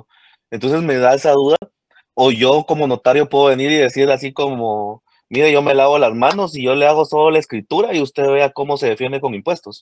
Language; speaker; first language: Spanish; native; Spanish